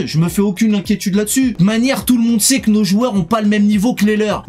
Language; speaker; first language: French; native; French